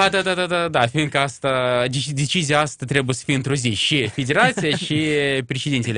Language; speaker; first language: Romanian; non-native, local second language; Russian